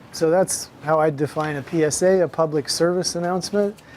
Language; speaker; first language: English; native; English